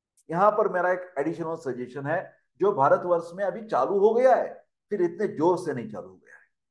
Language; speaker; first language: Hindi; non-native, local second language; Marathi